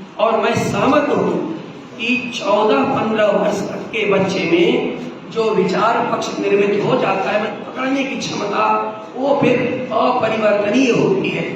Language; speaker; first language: Hindi; non-native, local second language; Bhojpuri